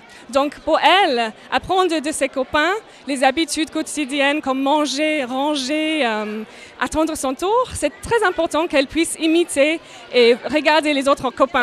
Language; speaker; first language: French; non-native, fluent; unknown